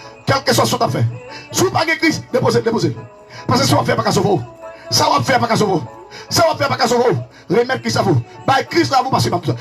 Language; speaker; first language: French; non-native, local second language; Haitian Creole